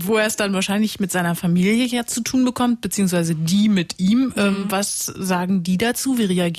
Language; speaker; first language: German; native; German